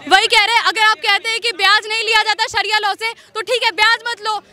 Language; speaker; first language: Hindi; native; Hindi